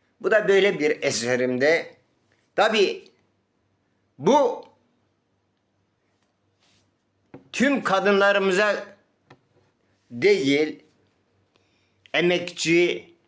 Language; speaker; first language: Turkish; native; Turkish